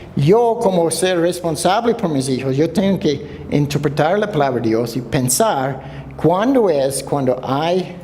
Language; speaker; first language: Spanish; non-native, fluent; English